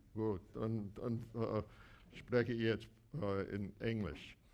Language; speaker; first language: German; early bilingual, heritage; German